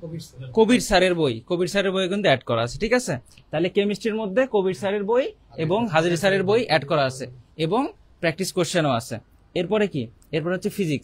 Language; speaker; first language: Bangla; native; Bangla